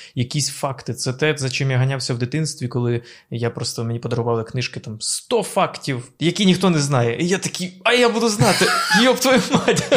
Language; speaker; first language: Ukrainian; native; Ukrainian